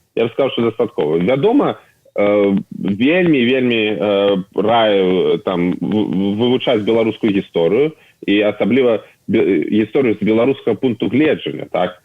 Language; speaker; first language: Belarusian; non-native, local second language; Russian